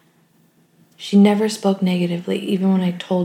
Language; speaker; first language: English; native; English